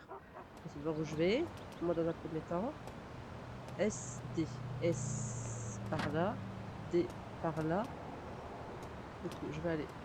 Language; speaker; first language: French; native; French